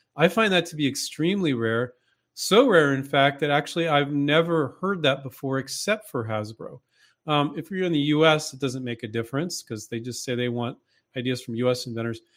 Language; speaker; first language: English; native; English